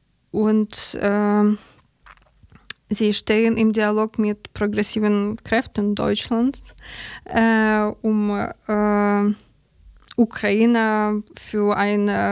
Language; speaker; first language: German; non-native, learner; Ukrainian